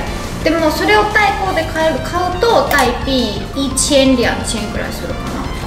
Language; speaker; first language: Japanese; native; Japanese